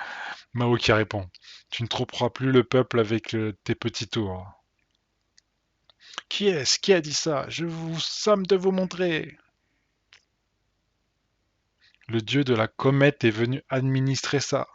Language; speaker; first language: French; native; French